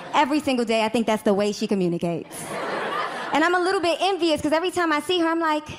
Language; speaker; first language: English; native; English